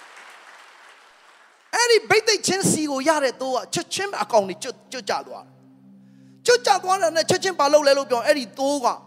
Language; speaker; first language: Burmese; non-native, local second language; Tedim Chin